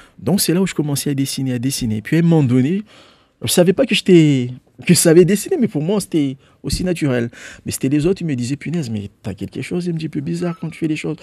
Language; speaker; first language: French; non-native, local second language; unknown